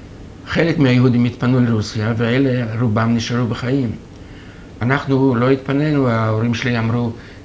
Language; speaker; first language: Hebrew; non-native, fluent; Yiddish